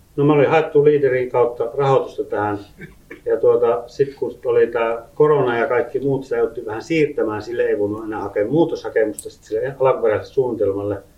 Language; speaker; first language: Finnish; native; Finnish